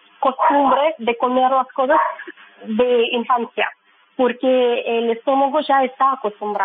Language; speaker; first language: Spanish; non-native, learner; Russian